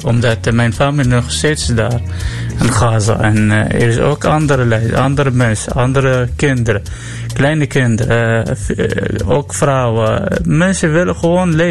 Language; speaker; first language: Dutch; non-native, learner; Arabic